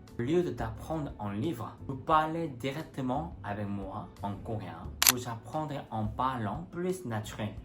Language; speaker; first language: French; non-native, fluent; Korean